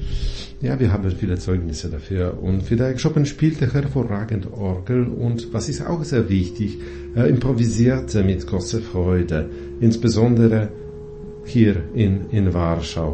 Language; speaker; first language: German; non-native, fluent; Polish